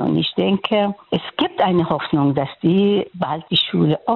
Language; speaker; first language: German; non-native, fluent; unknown